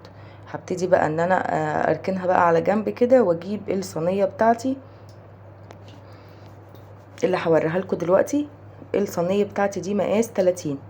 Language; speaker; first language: Arabic; native; Arabic